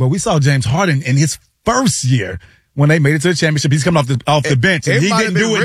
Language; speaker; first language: English; native; English